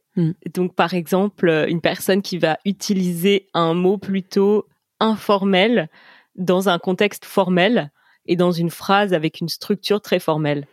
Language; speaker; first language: French; native; French